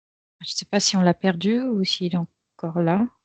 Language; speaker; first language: French; native; French